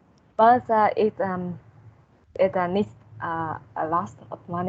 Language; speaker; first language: English; non-native, learner; Vietnamese